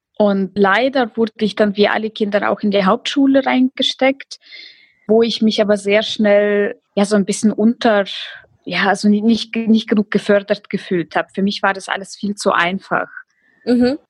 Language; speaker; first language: German; early bilingual, other home language; Russian